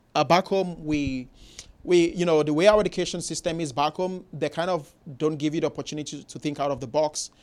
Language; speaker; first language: English; non-native, local second language; Igbo